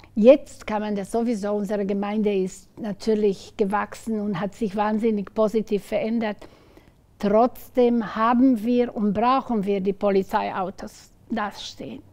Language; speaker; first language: German; non-native, fluent; Slovak